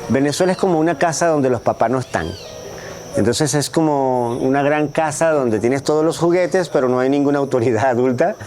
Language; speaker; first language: Spanish; native; Spanish